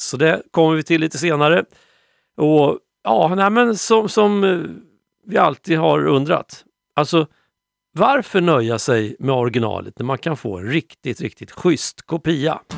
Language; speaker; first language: Swedish; native; Swedish